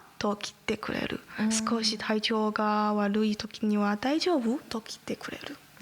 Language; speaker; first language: Japanese; non-native, learner; Chinese